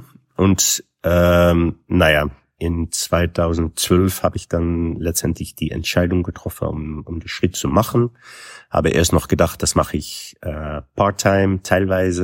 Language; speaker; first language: German; non-native, fluent; Dutch